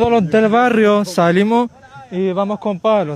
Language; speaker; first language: Spanish; native; Spanish